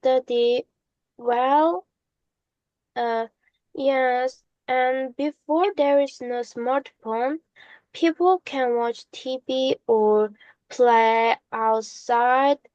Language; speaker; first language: English; non-native, learner; Korean